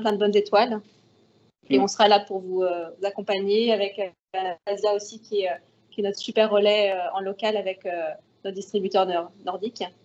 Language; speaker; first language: French; native; French